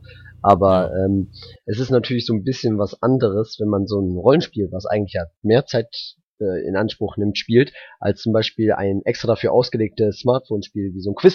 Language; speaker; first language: German; native; German